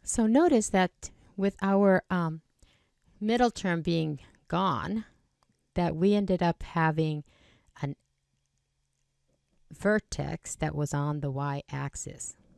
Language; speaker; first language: English; native; English